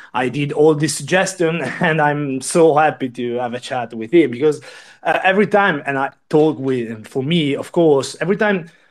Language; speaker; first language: English; non-native, learner; Italian